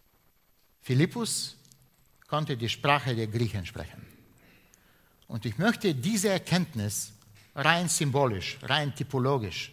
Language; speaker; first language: German; non-native, fluent; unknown